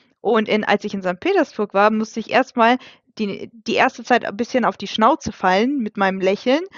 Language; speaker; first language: German; early bilingual, other home language; Russian